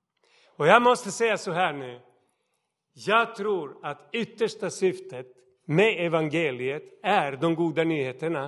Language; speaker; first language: Swedish; non-native, fluent; Serbian